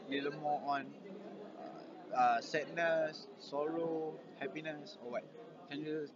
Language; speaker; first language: English; non-native, learner; Malay